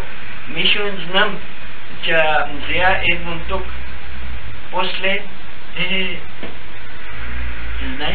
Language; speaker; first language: Bulgarian; non-native, learner; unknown